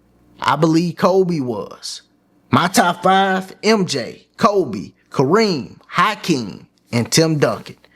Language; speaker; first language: English; native; English